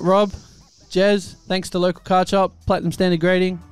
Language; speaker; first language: English; native; English